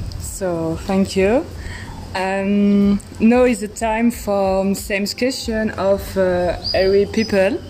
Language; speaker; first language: English; non-native, learner; French